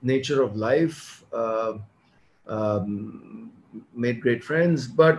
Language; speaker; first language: English; non-native, local second language; Hindi